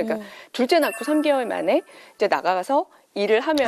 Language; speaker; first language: Korean; native; Korean